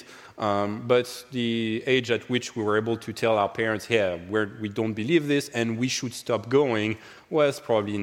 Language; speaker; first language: English; non-native, fluent; French